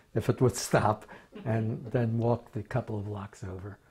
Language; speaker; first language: English; native; English